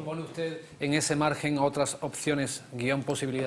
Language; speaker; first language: Spanish; native; Spanish